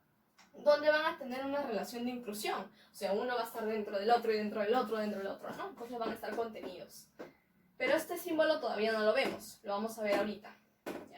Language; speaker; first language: Spanish; native; Spanish